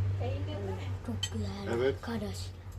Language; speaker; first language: Turkish; non-native, learner; Indonesian